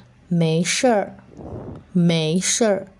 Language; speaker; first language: Chinese; non-native, fluent; Indonesian